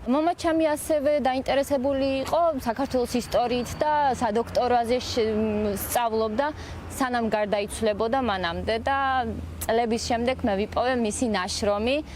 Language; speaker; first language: Georgian; non-native, local second language; Azerbaijani